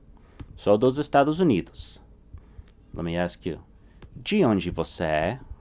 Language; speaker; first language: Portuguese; non-native, fluent; English